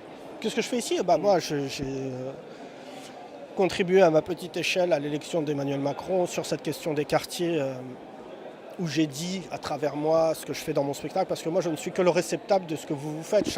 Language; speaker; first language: French; native; French